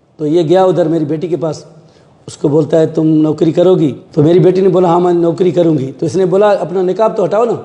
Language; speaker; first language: Urdu; non-native, local second language; Sindhi